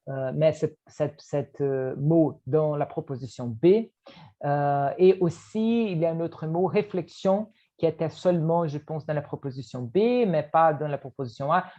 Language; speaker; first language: French; non-native, fluent; Portuguese